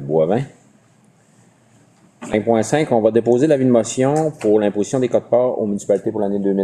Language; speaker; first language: French; native; French